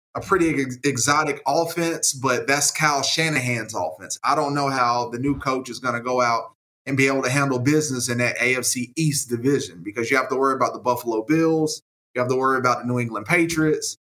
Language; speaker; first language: English; native; English